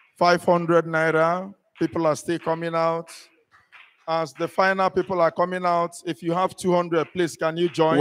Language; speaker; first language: English; non-native, local second language; Igbo